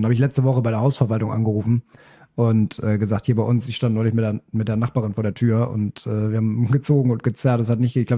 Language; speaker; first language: German; native; German